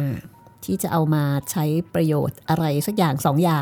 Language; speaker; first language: Thai; native; Thai